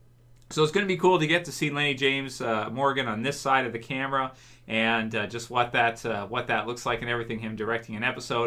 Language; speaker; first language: English; native; English